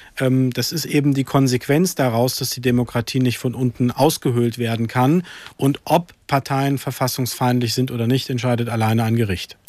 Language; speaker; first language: German; early bilingual, other home language; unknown